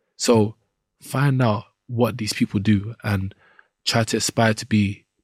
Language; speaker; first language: English; native; English